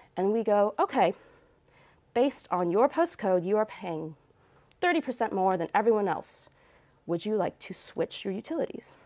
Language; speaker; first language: English; native; English